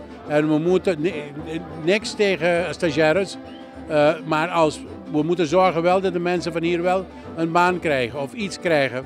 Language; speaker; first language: Dutch; non-native, local second language; Papiamento